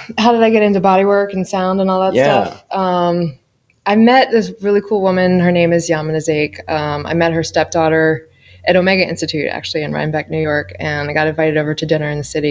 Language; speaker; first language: English; native; English